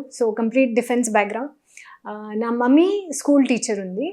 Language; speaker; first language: Telugu; non-native, local second language; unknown